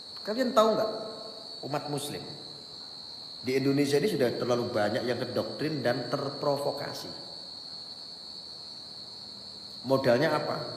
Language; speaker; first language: Indonesian; non-native, local second language; Javanese